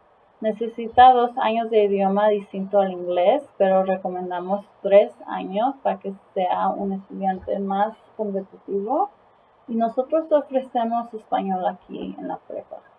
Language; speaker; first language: Spanish; early bilingual, heritage; Spanish